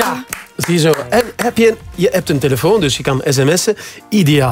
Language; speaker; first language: Dutch; native; Dutch